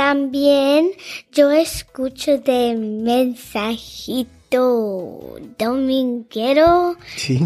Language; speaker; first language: Spanish; early bilingual, heritage; Spanish